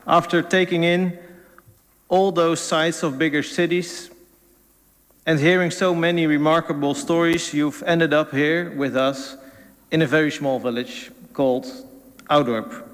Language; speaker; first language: English; non-native, fluent; Dutch